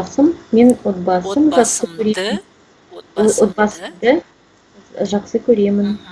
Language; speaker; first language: Kazakh; non-native, learner; Russian